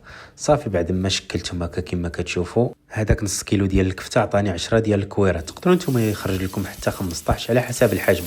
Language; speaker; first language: Arabic; native; Arabic